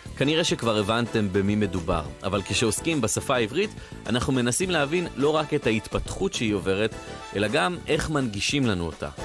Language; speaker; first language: Hebrew; native; Hebrew